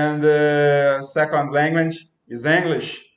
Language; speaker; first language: English; non-native, learner; Portuguese